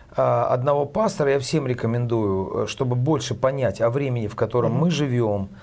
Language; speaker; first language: Russian; native; Russian